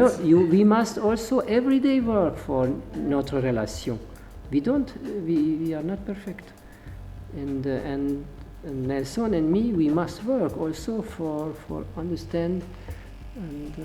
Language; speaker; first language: English; non-native, learner; Hungarian